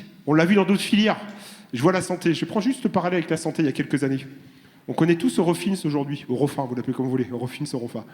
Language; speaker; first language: French; native; French